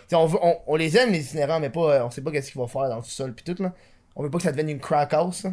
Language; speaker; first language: French; native; French